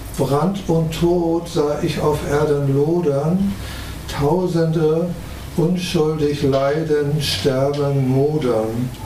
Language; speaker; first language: German; native; German